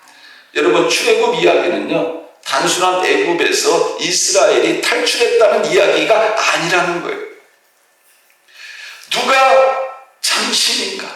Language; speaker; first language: Korean; native; Korean